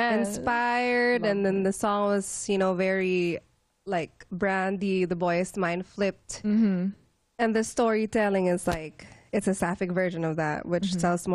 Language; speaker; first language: English; non-native, local second language; Filipino